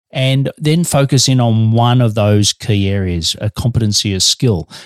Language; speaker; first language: English; native; English